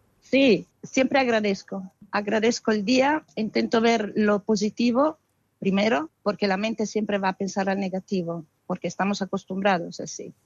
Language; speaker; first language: Spanish; non-native, fluent; Italian